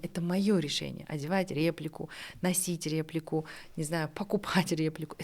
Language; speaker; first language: Russian; non-native, local second language; Kazakh